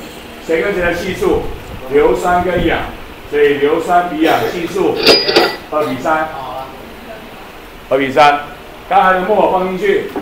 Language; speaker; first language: Chinese; native; Chinese